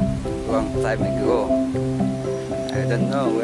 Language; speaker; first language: English; non-native, learner; Indonesian